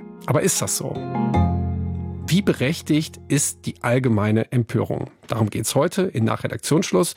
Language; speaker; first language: German; native; German